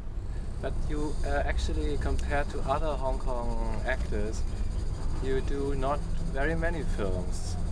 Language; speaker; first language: English; non-native, fluent; German